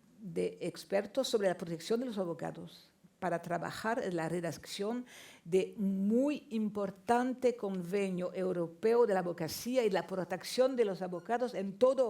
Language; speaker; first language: Spanish; non-native, fluent; French